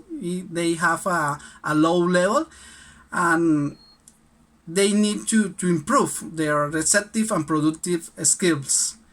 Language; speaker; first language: English; non-native, learner; Spanish